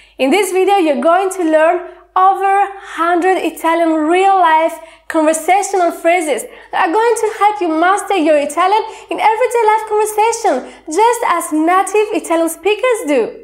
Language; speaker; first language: English; non-native, fluent; Italian